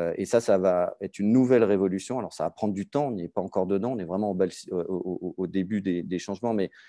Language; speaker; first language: French; native; French